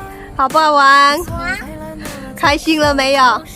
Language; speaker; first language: Chinese; non-native, local second language; Cantonese